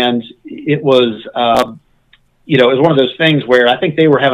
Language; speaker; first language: English; native; English